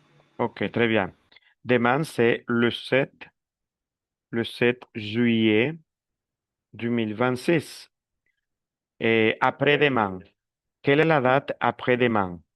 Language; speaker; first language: French; non-native, fluent; Spanish